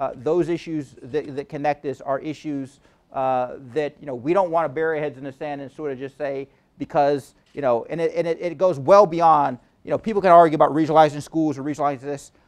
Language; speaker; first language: English; native; English